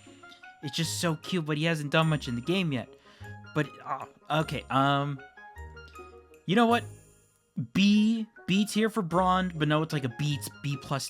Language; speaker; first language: English; native; English